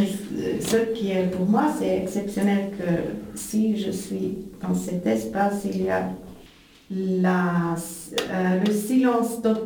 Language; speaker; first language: French; non-native, fluent; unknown